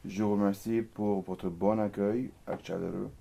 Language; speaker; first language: French; non-native, fluent; Arabic